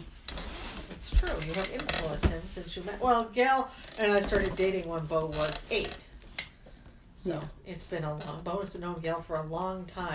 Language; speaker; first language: English; native; English